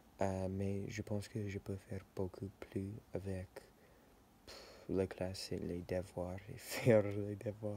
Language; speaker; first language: French; non-native, learner; English